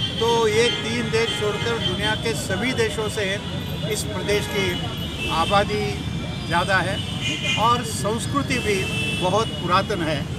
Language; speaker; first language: Hindi; non-native, local second language; Marathi